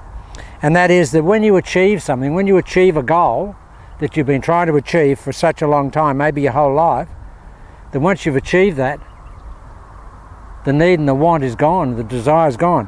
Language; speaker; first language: English; native; English